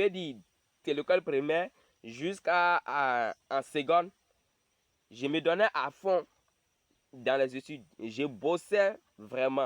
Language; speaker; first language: French; non-native, local second language; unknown